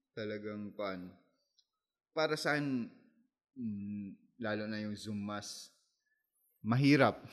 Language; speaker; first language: Filipino; non-native, local second language; Masbatenyo